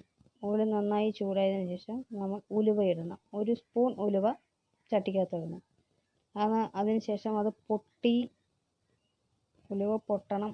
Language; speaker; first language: Malayalam; native; Malayalam